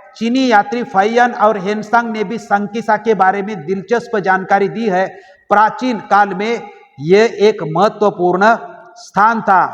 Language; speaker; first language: Hindi; non-native, local second language; Marathi